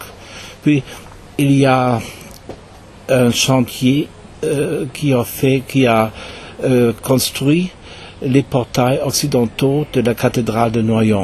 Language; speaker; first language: French; non-native, fluent; German